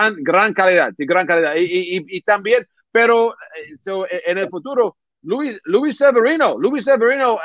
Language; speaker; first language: Spanish; non-native, learner; English